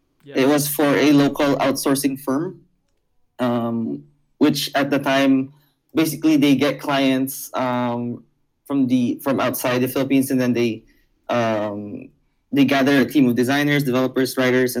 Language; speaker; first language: English; non-native, local second language; Hiligaynon